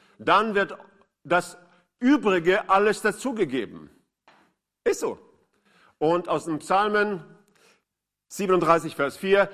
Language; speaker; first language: German; non-native, fluent; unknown